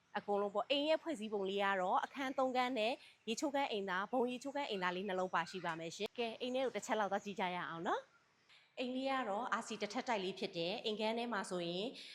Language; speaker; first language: Burmese; native; Burmese